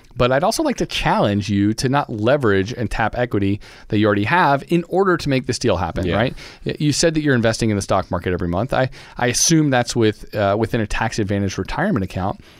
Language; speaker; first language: English; native; English